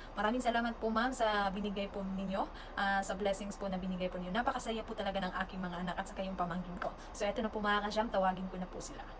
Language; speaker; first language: Filipino; native; Filipino